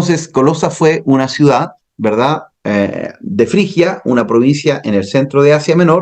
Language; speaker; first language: Spanish; native; Spanish